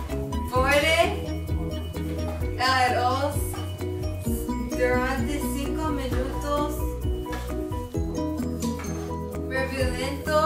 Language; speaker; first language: Spanish; non-native, learner; English